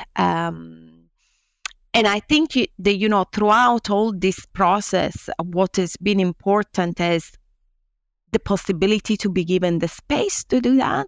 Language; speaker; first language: English; non-native, fluent; Italian